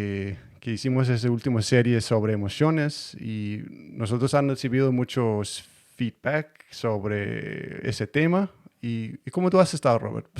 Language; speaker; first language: Spanish; non-native, learner; Danish